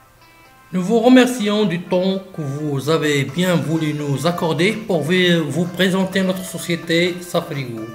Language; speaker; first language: French; non-native, local second language; Arabic